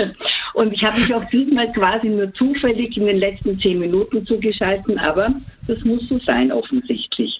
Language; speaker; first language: German; native; German